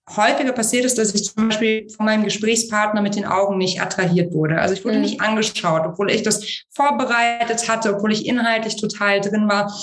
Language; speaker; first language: German; native; German